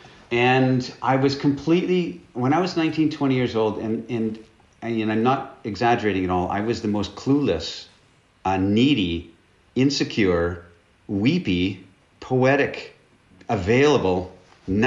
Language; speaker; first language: English; native; English